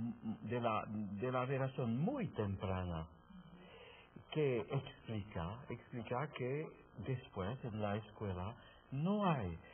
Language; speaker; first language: Spanish; non-native, fluent; French